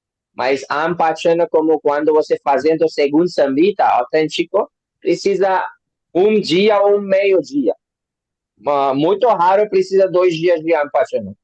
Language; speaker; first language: Portuguese; non-native, learner; Hindi